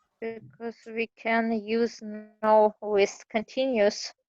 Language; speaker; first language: English; non-native, learner; Russian